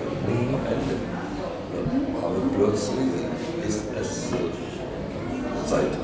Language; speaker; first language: German; non-native, learner; Czech